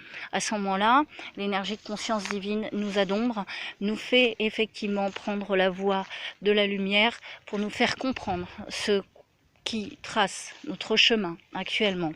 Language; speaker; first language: French; native; French